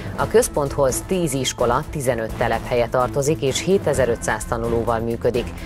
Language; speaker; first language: Hungarian; native; Hungarian